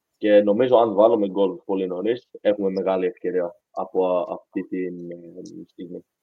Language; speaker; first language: Greek; early bilingual, heritage; Greek